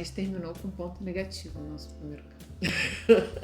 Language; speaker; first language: Portuguese; native; Portuguese